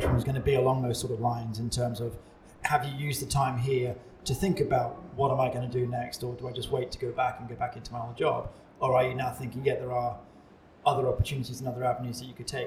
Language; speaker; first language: English; native; English